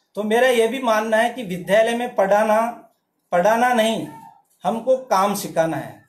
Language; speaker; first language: Hindi; native; Hindi